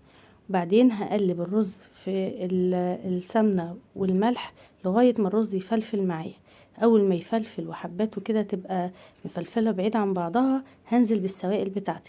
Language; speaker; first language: Arabic; native; Arabic